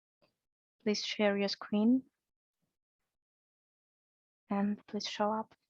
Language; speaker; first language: English; non-native, fluent; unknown